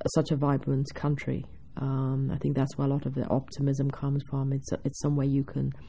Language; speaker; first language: English; native; English